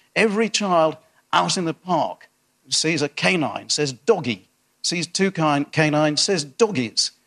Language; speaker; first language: English; native; English